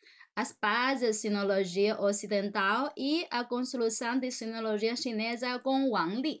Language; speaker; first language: Portuguese; non-native, fluent; Chinese